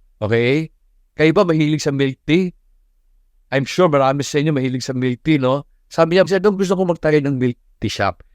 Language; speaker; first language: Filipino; non-native, local second language; Cebuano